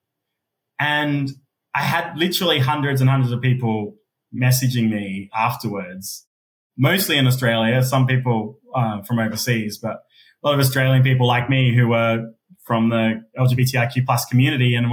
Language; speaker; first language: English; native; English